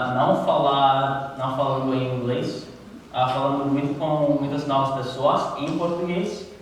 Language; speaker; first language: Portuguese; non-native, learner; English